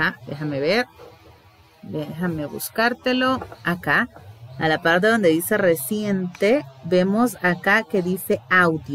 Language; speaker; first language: Spanish; native; Spanish